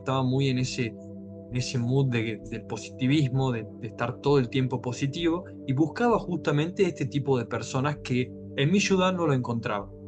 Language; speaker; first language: Spanish; native; Spanish